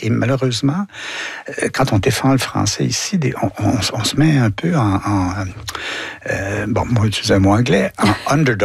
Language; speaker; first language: French; native; French